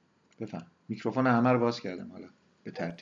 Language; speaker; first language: Persian; native; Persian